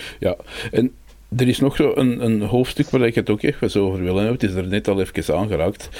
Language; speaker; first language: Dutch; native; Dutch